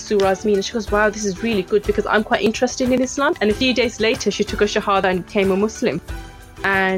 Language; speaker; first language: English; native; English